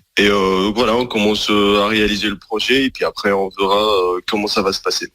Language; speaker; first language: French; non-native, local second language; Arabic